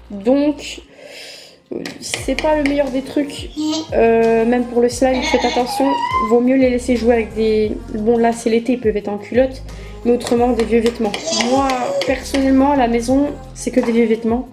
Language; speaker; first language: French; native; French